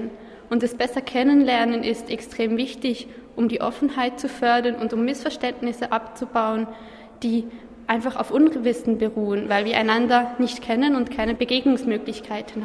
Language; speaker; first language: German; native; German